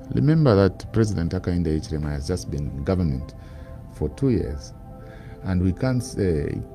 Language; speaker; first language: English; non-native, local second language; Bemba